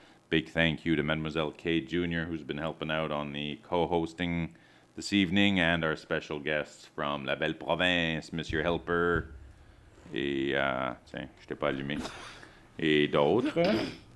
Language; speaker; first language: English; early bilingual, other home language; French